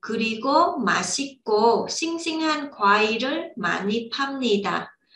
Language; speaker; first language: Korean; non-native, fluent; Vietnamese